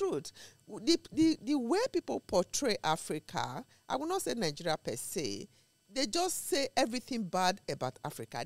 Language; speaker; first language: English; non-native, local second language; Esan